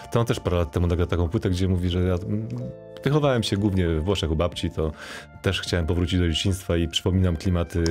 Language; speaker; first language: Polish; native; Polish